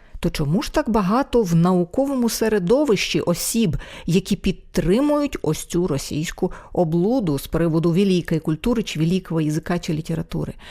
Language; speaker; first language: Ukrainian; native; Ukrainian